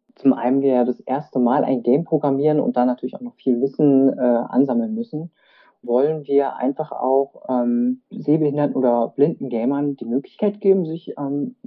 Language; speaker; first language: German; native; German